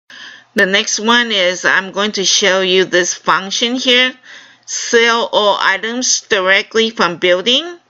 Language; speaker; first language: English; non-native, fluent; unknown